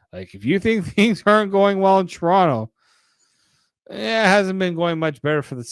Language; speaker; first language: English; native; English